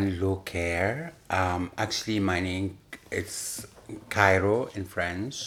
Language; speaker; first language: English; non-native, fluent; Arabic